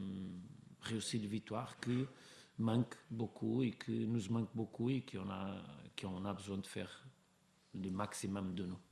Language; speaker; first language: French; non-native, learner; Portuguese